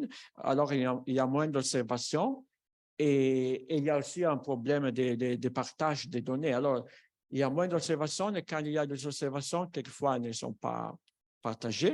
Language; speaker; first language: French; non-native, fluent; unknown